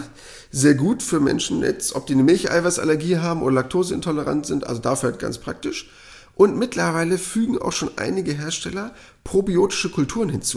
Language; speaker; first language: German; native; German